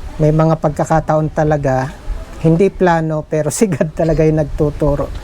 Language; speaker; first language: Filipino; native; Filipino